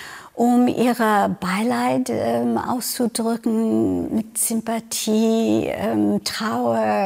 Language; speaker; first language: German; non-native, fluent; English